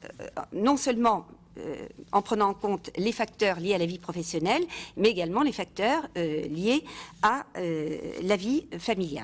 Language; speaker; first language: French; native; French